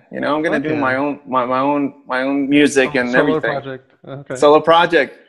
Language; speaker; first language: English; native; English